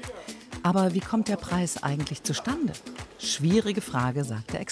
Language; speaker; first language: German; native; German